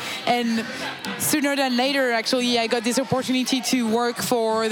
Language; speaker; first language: English; non-native, fluent; French